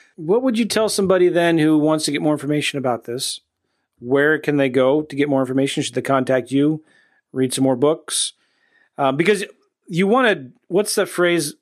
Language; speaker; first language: English; native; English